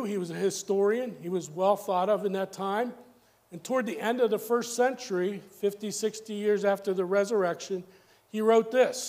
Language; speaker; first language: English; native; English